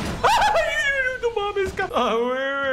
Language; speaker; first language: Spanish; native; Spanish